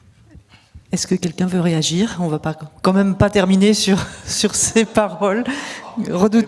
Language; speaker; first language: French; native; French